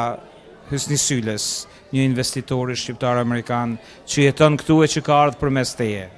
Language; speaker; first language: Albanian; native; Albanian